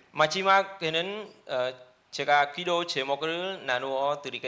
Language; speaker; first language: Korean; non-native, learner; Khmer